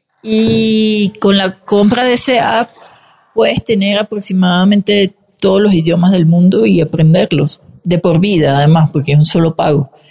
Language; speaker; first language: Spanish; native; Spanish